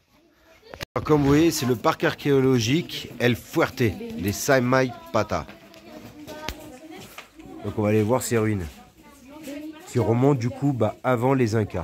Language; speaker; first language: French; native; French